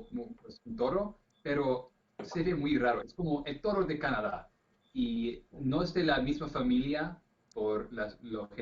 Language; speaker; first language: Spanish; non-native, fluent; English